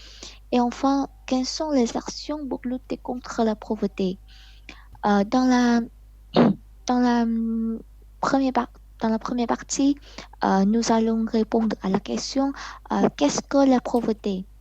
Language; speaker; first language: French; non-native, learner; Vietnamese